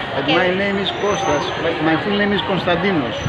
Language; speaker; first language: English; non-native, fluent; Greek